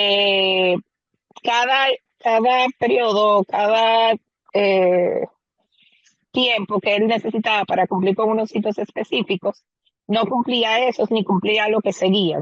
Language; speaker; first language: Spanish; native; Spanish